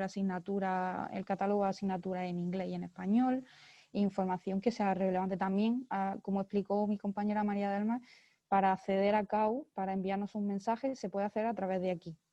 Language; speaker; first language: Spanish; native; Spanish